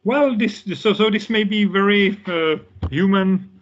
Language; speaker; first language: English; non-native, fluent; Czech